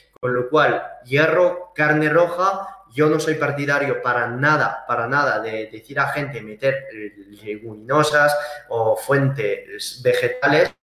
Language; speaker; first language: Spanish; early bilingual, heritage; Spanish